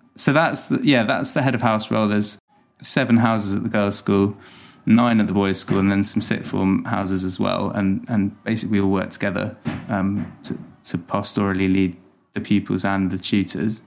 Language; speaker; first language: English; native; English